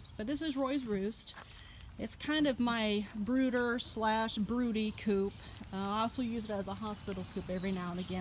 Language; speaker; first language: English; native; English